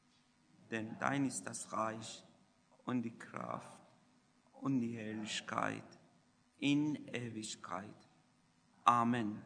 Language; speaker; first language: German; non-native, fluent; Persian